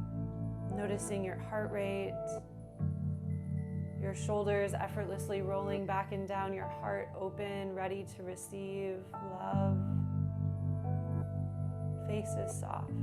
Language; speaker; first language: English; native; English